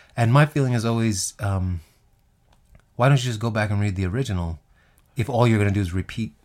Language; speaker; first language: English; native; English